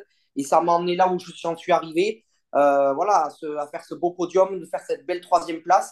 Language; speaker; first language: French; native; French